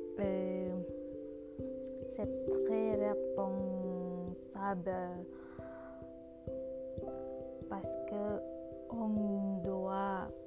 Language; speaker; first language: French; non-native, learner; Indonesian